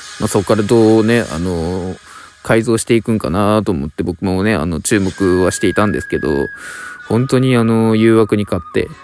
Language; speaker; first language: Japanese; native; Japanese